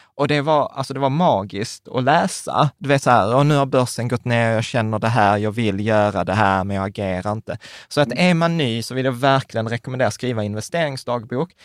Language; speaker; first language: Swedish; early bilingual, other home language; Czech